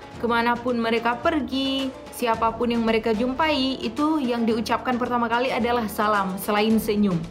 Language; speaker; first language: Indonesian; native; Indonesian